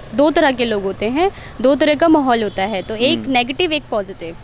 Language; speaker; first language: Hindi; native; Hindi